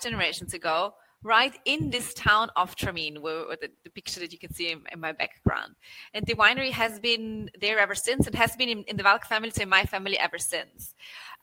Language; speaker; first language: English; non-native, fluent; German